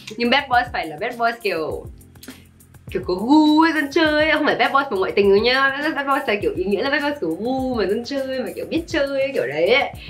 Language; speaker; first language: Vietnamese; early bilingual, heritage; Vietnamese